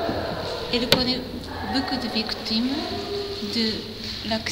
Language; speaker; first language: French; non-native, fluent; Japanese